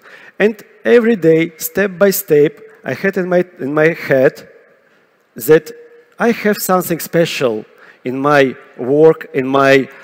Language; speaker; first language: English; non-native, fluent; Russian